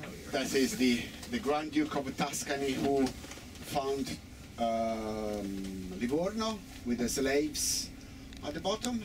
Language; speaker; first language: English; non-native, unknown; Italian